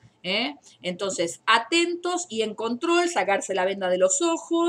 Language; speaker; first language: Spanish; native; Spanish